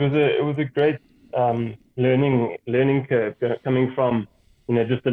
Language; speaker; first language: English; native; English